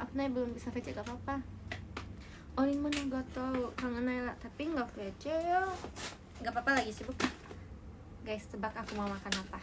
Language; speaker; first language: Indonesian; native; Indonesian